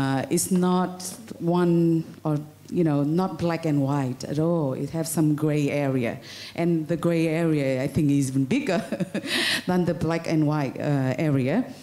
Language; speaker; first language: English; non-native, fluent; Vietnamese